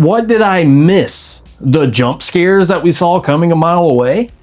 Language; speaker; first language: English; native; English